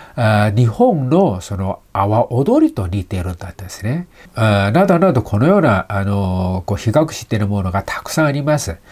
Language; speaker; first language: Japanese; non-native, fluent; Chinese